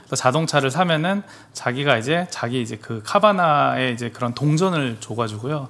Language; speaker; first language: Korean; native; Korean